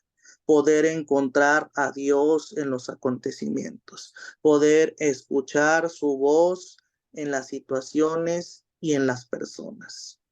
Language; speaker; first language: Spanish; native; Spanish